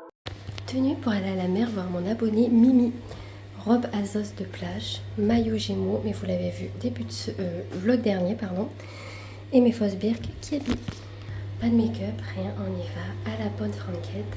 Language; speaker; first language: French; native; French